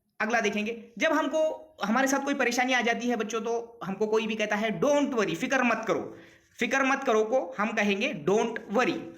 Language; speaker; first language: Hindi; non-native, local second language; Urdu